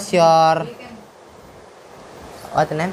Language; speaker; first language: English; non-native, learner; Indonesian